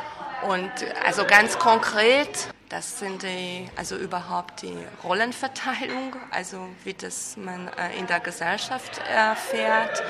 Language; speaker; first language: German; non-native, fluent; Hungarian